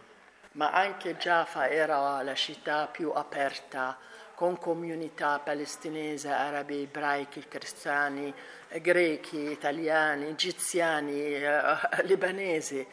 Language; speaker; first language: Italian; non-native, learner; Arabic